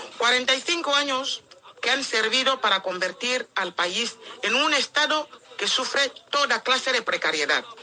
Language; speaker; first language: Spanish; non-native, local second language; Fang